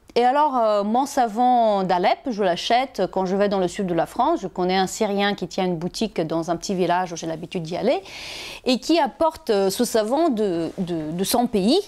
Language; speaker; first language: French; non-native, fluent; Bulgarian